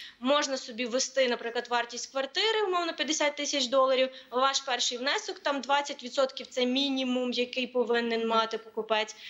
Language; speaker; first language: Ukrainian; native; Ukrainian